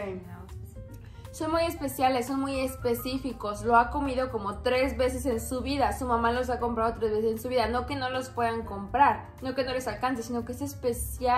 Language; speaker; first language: Spanish; native; Spanish